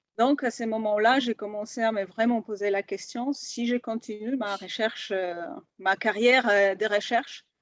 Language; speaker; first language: French; non-native, fluent; Polish